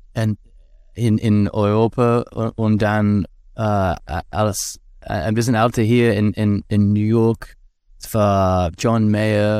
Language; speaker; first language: German; non-native, learner; English